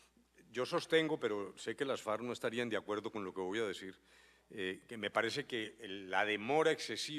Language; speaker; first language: Spanish; native; Spanish